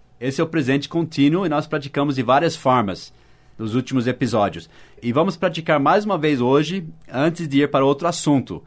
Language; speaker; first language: Portuguese; non-native, fluent; English